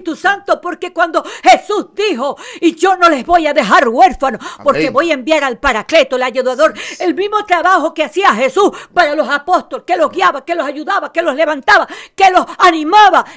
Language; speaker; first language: Spanish; native; Spanish